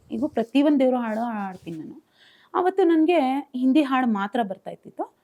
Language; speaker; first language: Kannada; non-native, local second language; Urdu